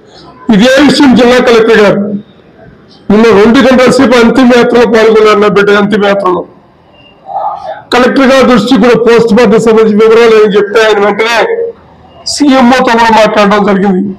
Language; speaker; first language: Telugu; native; Telugu